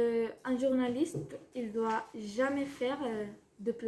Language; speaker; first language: French; non-native, fluent; Spanish